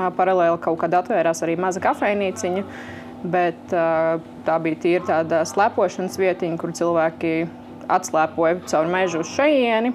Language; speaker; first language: Latvian; native; Latvian